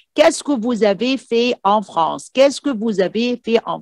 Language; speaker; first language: French; non-native, fluent; Arabic